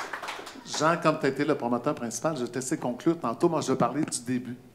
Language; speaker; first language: French; native; French